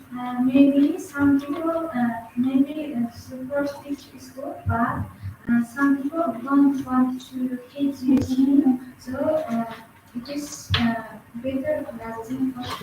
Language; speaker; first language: English; non-native, learner; Uzbek